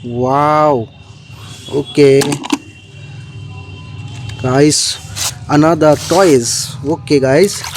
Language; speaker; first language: English; non-native, learner; Indonesian